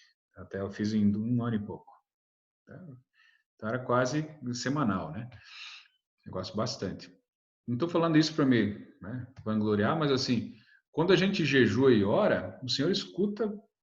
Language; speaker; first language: Portuguese; native; Portuguese